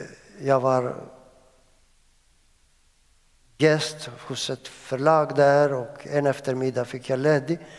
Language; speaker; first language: Swedish; non-native, fluent; Greek